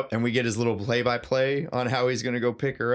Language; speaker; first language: English; native; English